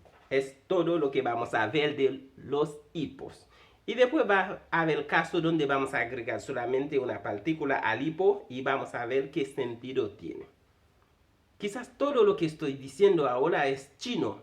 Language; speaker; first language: Spanish; non-native, fluent; Haitian Creole